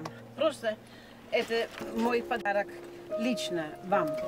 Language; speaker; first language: Russian; non-native, fluent; Dutch